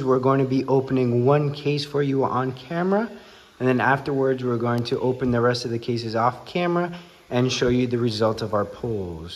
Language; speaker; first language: English; native; English